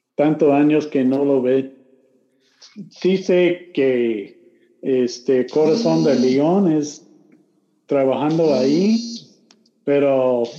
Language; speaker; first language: Spanish; non-native, learner; English